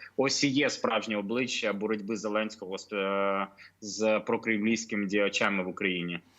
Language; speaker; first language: Ukrainian; native; Ukrainian